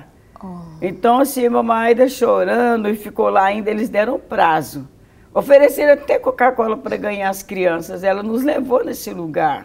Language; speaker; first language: Portuguese; native; Portuguese